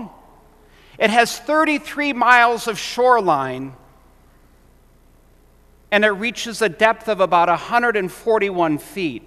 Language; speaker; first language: English; native; English